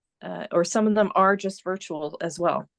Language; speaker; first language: English; native; English